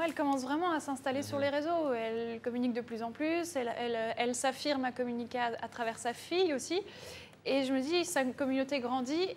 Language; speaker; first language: French; native; French